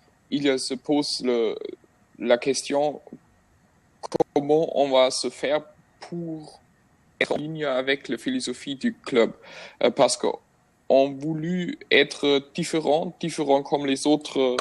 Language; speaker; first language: French; non-native, fluent; German